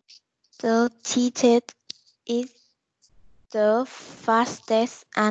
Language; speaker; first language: English; non-native, learner; Vietnamese